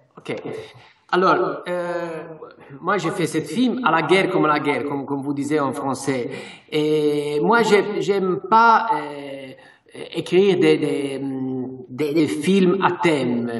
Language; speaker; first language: French; non-native, fluent; Italian